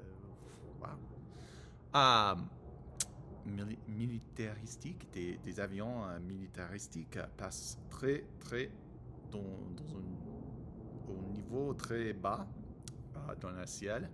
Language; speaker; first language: French; non-native, learner; English